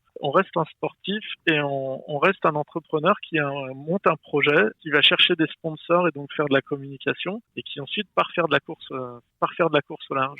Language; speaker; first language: French; native; French